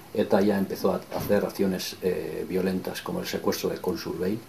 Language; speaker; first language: Spanish; non-native, local second language; Basque